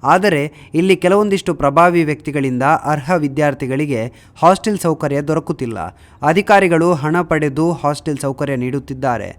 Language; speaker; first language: Kannada; native; Kannada